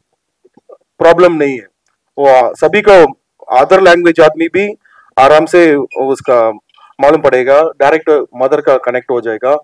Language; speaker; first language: Hindi; non-native, local second language; Telugu